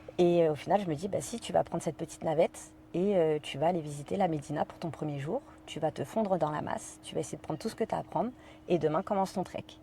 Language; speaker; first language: French; native; French